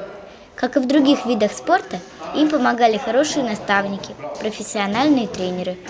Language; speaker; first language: Russian; native; Russian